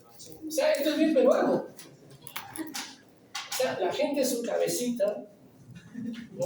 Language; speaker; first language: Spanish; native; Spanish